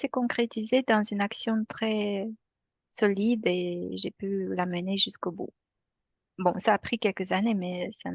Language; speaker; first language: French; non-native, fluent; Romanian